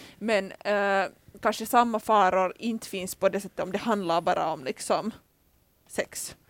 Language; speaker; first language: Swedish; native; Swedish